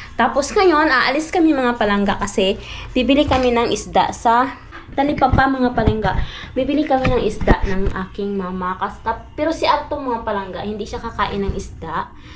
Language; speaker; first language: Filipino; non-native, local second language; Hiligaynon